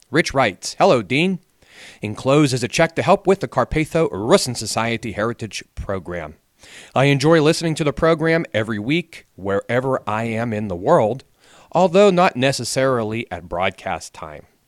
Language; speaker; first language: English; native; English